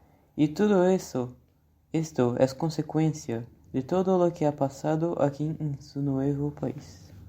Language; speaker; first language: Spanish; non-native, learner; Portuguese